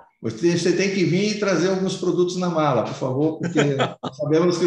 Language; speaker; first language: Portuguese; native; Portuguese